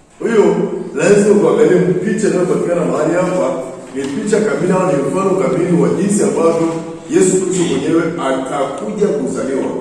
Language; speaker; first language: Swahili; native; Swahili